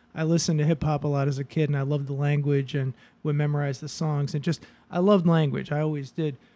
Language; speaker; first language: English; native; English